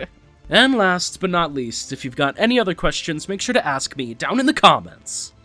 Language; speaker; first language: English; native; English